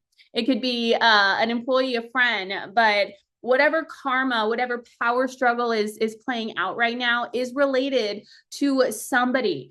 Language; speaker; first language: English; native; English